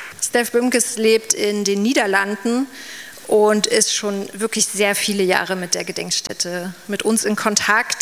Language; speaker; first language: German; native; German